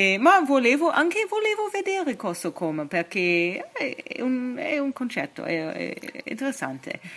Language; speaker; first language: Italian; non-native, fluent; English